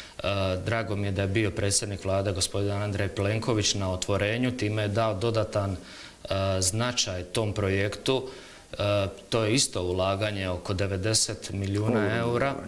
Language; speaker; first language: Croatian; native; Croatian